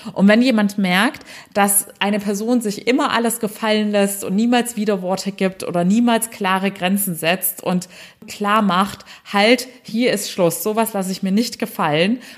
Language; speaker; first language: German; early bilingual, other home language; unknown